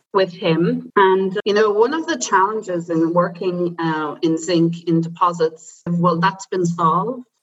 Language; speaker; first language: English; native; English